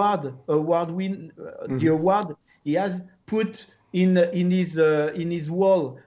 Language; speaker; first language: English; non-native, learner; French